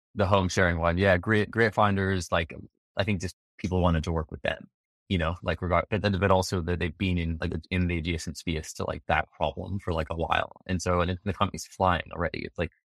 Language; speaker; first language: English; native; English